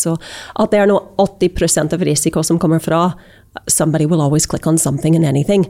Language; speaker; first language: Norwegian; non-native, fluent; English